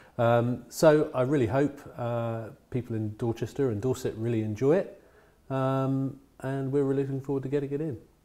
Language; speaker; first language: English; native; English